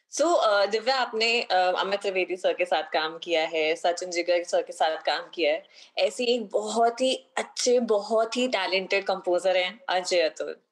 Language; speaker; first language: Hindi; native; Hindi